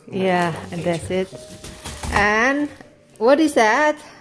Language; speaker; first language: English; non-native, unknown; Indonesian